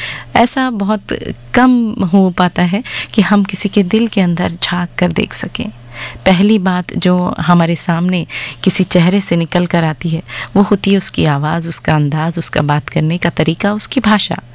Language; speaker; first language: Hindi; native; Hindi